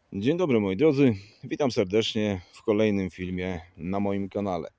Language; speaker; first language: Polish; native; Polish